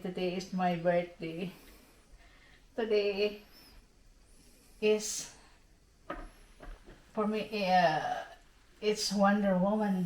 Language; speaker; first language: English; non-native, learner; Cebuano